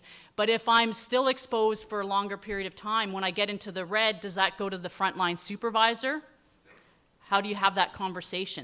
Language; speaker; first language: English; native; English